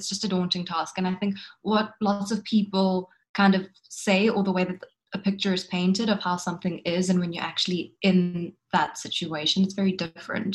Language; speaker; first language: English; native; English